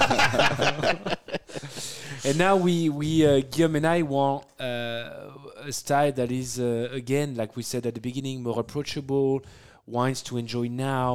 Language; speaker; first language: English; non-native, fluent; French